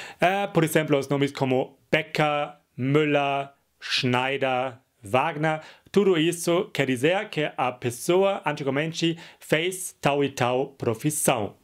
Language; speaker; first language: Portuguese; non-native, fluent; German